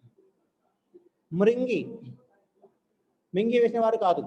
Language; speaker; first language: Telugu; native; Telugu